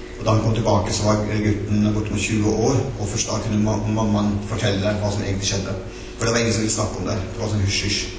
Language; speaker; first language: Norwegian; non-native, local second language; Northern Sami